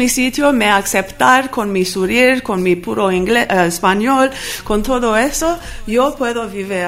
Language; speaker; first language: Spanish; non-native, learner; Armenian